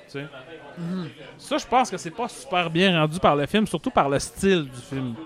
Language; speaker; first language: French; native; French